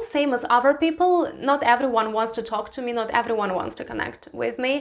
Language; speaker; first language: English; non-native, fluent; Romanian